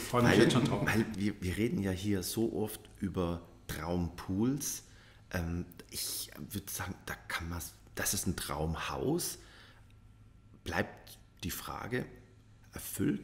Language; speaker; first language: German; native; German